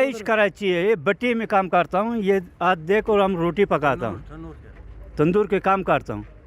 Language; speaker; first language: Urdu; early bilingual, other home language; Pashto